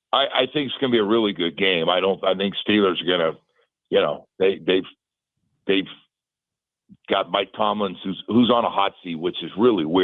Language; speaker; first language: English; native; English